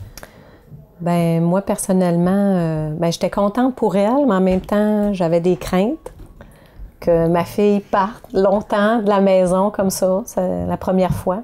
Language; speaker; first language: French; native; French